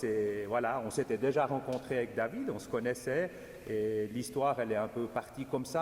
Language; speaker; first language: French; native; French